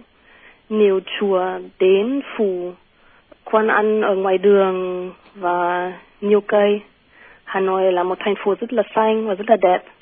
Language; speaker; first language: Vietnamese; non-native, fluent; German